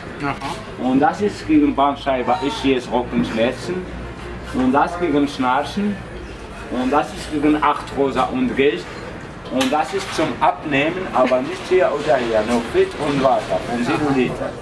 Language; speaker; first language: German; non-native, local second language; Arabic